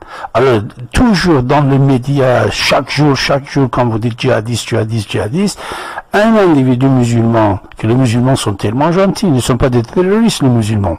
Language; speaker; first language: French; non-native, fluent; Persian